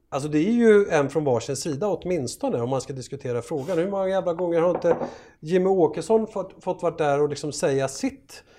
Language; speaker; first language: Swedish; native; Swedish